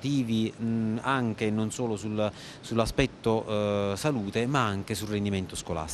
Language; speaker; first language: Italian; native; Italian